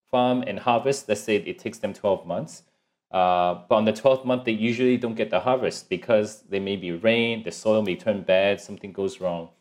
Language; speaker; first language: English; non-native, local second language; Cantonese